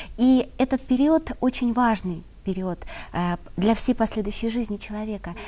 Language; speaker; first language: Russian; native; Russian